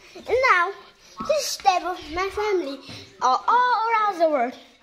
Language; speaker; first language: English; non-native, learner; Vietnamese